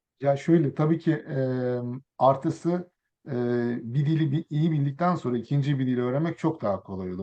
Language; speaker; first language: Turkish; early bilingual, other home language; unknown